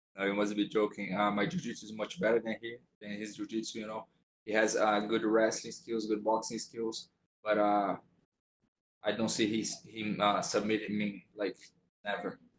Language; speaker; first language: English; non-native, fluent; Portuguese